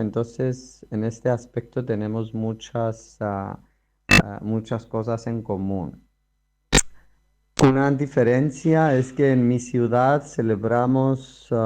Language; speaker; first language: Spanish; non-native, fluent; Greek